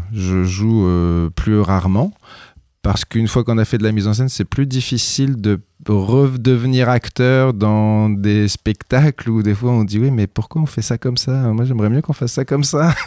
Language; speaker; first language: French; native; French